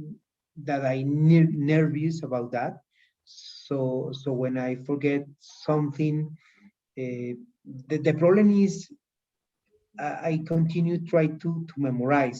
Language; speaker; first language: English; non-native, learner; Spanish